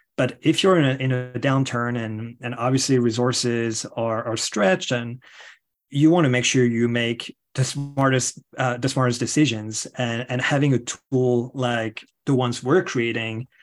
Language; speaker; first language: English; non-native, fluent; French